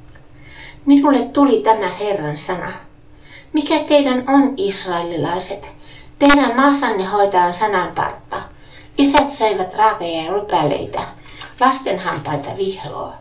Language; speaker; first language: Finnish; native; Finnish